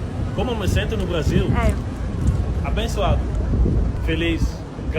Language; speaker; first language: Portuguese; non-native, fluent; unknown